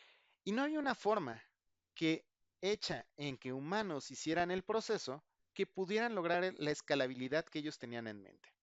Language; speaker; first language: Spanish; native; Spanish